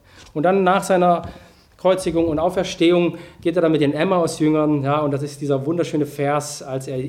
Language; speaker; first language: German; native; German